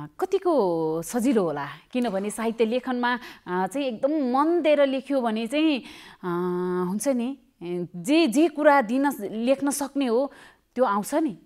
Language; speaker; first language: Nepali; native; Nepali